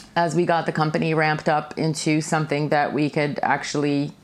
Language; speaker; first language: English; early bilingual, other home language; Russian